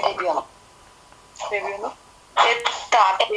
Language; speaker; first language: Russian; non-native, learner; Kazakh